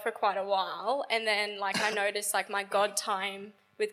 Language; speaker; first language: English; native; English